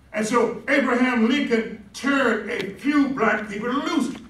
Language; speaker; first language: English; native; English